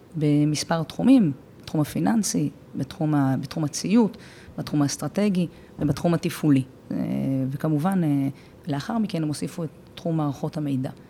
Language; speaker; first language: Hebrew; native; Hebrew